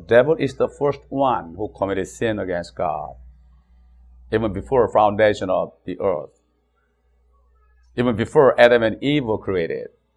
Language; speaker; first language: English; non-native, fluent; Korean